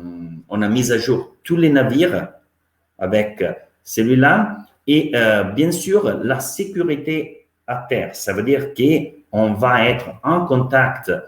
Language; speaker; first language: French; non-native, fluent; Italian